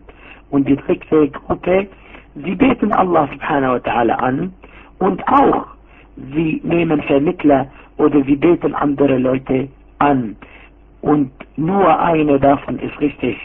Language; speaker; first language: German; non-native, fluent; Arabic